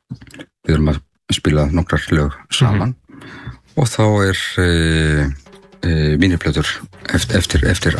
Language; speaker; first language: Icelandic; non-native, learner; Spanish